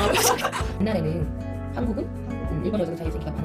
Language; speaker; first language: Korean; native; Korean